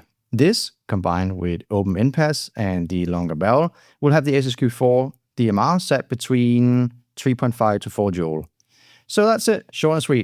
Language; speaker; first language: English; non-native, fluent; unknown